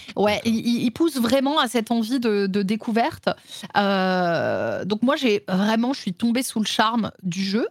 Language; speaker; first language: French; native; French